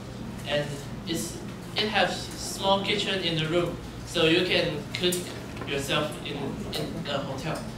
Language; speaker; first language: English; non-native, learner; Chinese